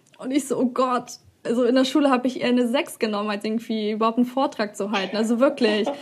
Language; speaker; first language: German; early bilingual, other home language; Russian